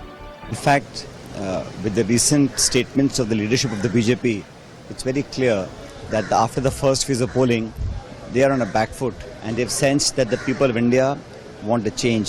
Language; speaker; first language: English; non-native, local second language; Hindi